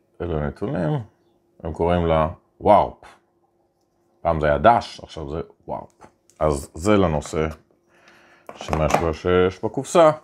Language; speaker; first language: Hebrew; native; Hebrew